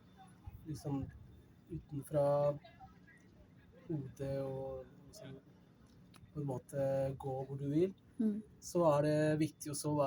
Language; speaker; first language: Norwegian; non-native, fluent; Spanish